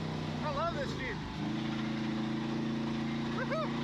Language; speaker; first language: English; native; English